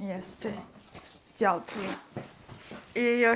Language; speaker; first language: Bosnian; non-native, learner; Chinese